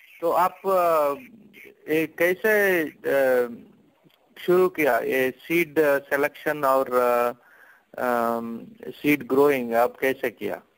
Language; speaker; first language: Hindi; non-native, local second language; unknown